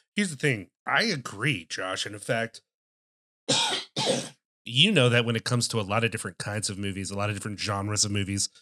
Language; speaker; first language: English; native; English